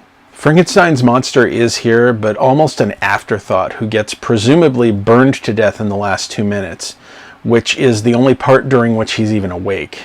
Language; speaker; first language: English; native; English